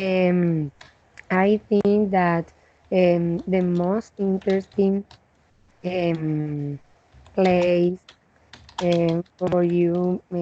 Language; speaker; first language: English; non-native, learner; Spanish